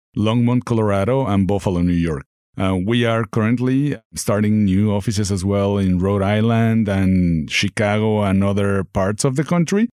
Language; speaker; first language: English; non-native, fluent; Spanish